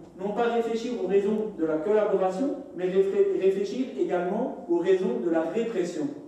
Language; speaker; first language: French; native; French